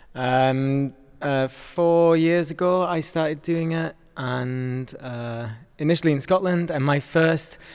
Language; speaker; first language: English; native; English